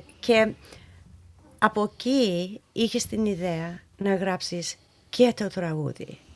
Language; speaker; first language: Greek; early bilingual, heritage; Greek